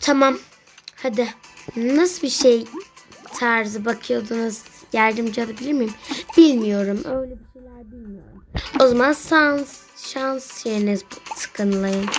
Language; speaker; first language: Turkish; native; Turkish